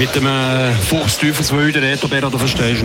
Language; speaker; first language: German; native; German